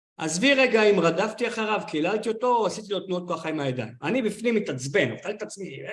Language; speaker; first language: Hebrew; native; Hebrew